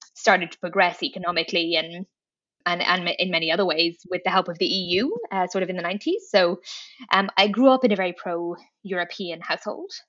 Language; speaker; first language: English; native; English